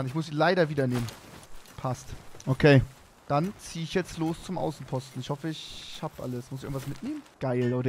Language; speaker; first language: German; native; German